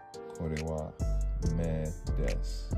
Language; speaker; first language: Japanese; non-native, learner; English